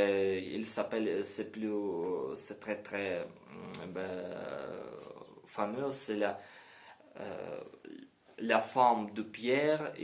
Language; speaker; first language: French; non-native, learner; Ukrainian